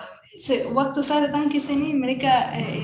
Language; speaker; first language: Indonesian; non-native, learner; Arabic